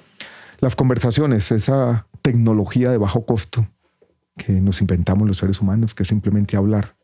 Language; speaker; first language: Spanish; native; Spanish